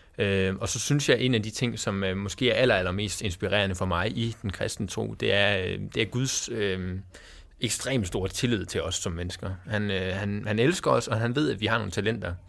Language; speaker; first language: Danish; native; Danish